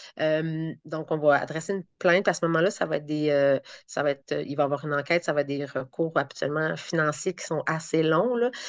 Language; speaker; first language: French; native; French